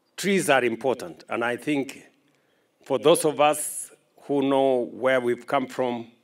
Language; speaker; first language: English; non-native, local second language; Kalenjin